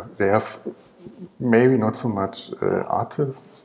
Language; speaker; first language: English; non-native, learner; German